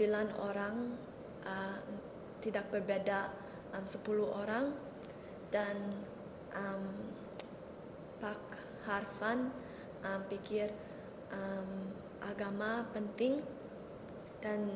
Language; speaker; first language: Indonesian; early bilingual, heritage; Indonesian